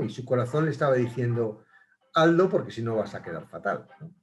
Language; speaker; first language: Spanish; native; Spanish